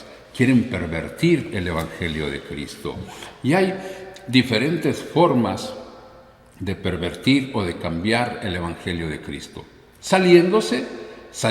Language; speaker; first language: Spanish; native; Spanish